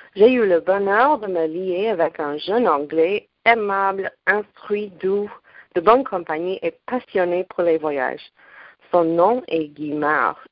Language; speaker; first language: French; non-native, fluent; English